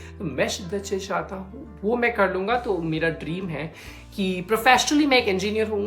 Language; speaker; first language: Hindi; native; Hindi